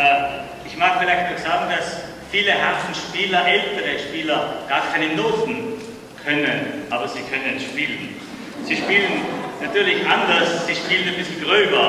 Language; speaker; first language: German; native; German